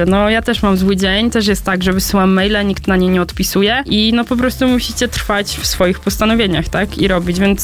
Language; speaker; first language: Polish; native; Polish